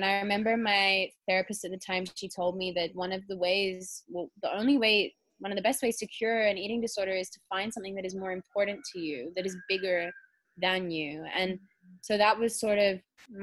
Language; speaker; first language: English; native; English